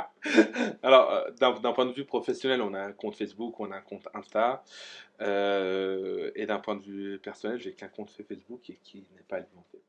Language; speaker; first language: French; native; French